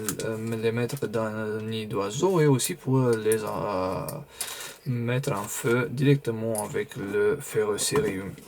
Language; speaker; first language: French; non-native, fluent; Romanian